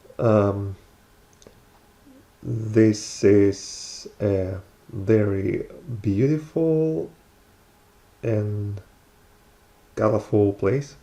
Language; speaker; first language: English; non-native, learner; Russian